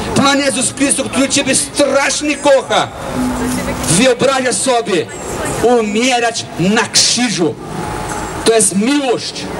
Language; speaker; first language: Polish; non-native, learner; Portuguese